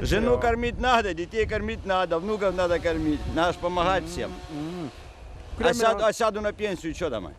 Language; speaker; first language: Russian; native; Russian